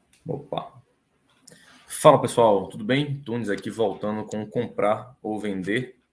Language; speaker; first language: Portuguese; native; Portuguese